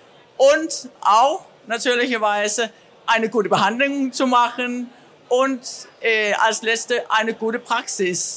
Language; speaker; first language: German; non-native, learner; Danish